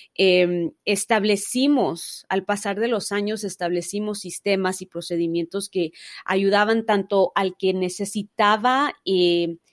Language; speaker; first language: Spanish; early bilingual, heritage; Spanish